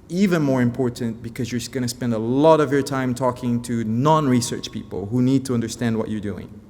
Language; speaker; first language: English; non-native, fluent; Portuguese